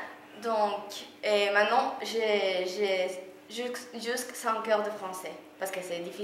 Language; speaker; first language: French; non-native, learner; Spanish